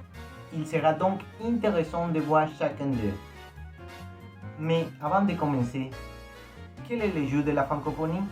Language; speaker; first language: French; non-native, learner; Spanish